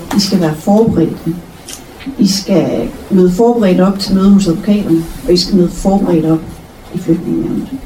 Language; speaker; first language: Danish; native; Danish